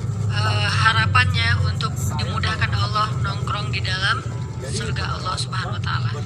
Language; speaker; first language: Indonesian; native; Indonesian